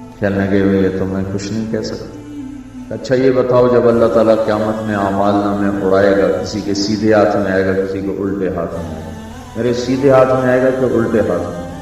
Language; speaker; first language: Urdu; non-native, local second language; Punjabi